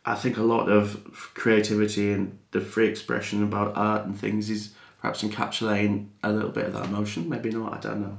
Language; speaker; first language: English; native; English